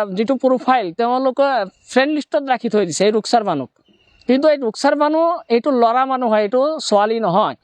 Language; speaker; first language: Assamese; non-native, local second language; Bangla